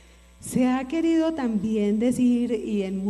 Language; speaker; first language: Spanish; native; Spanish